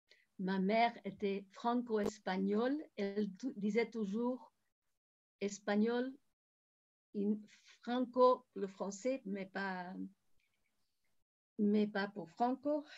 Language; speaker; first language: French; non-native, fluent; Spanish